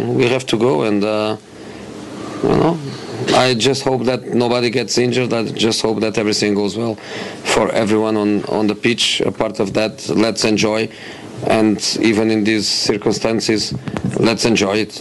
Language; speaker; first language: English; non-native, fluent; Portuguese